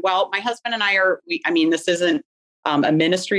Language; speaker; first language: English; native; English